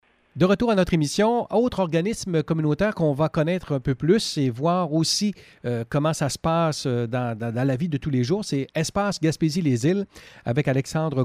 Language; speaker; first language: French; native; French